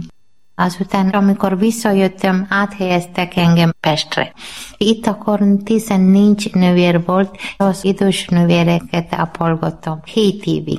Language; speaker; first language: Hungarian; non-native, learner; Malayalam